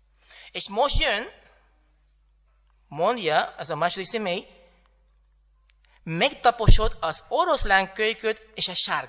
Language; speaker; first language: Hungarian; non-native, learner; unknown